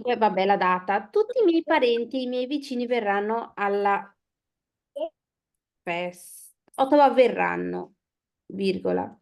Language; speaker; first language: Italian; non-native, fluent; Bangla